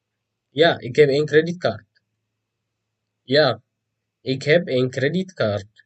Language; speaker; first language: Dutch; non-native, fluent; Tigrinya